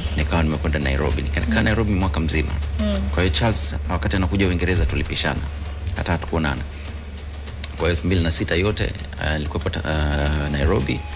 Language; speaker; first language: Swahili; native; Swahili